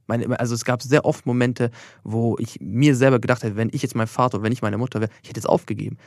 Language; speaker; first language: German; early bilingual, other home language; Albanian